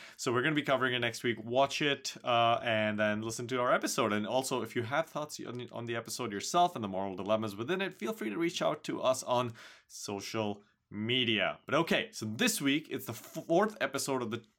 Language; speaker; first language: English; non-native, local second language; Hindi